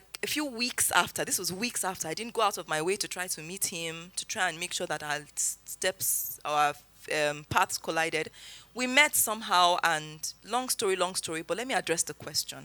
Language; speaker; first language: English; non-native, local second language; Yoruba